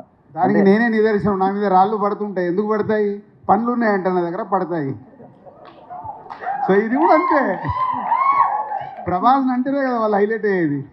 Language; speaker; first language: Telugu; native; Telugu